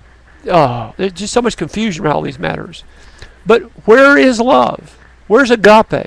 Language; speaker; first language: English; native; English